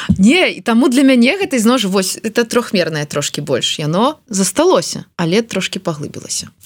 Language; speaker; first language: Belarusian; non-native, local second language; Russian